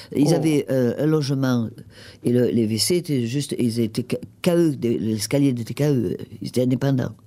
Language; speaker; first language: French; native; French